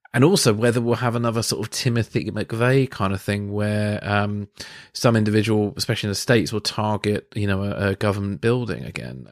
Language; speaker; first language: English; native; English